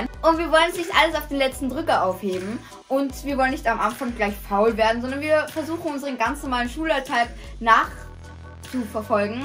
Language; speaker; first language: German; native; German